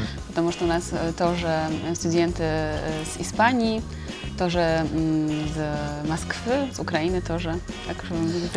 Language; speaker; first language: Russian; non-native, learner; Polish